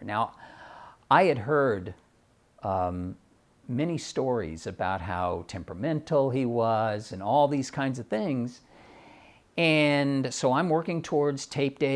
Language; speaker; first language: English; native; English